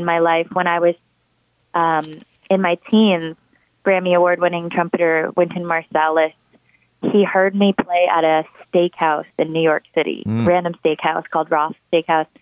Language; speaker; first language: English; native; English